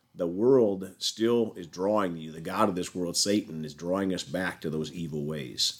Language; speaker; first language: English; native; English